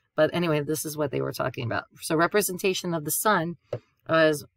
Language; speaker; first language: English; native; English